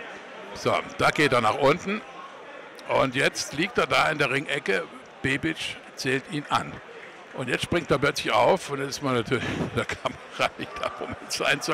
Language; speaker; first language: German; native; German